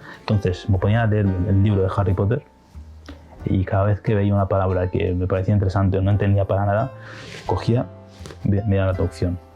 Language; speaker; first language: Spanish; native; Spanish